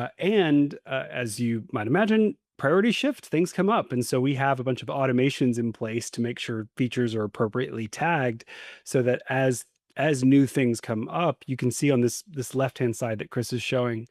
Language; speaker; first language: English; native; English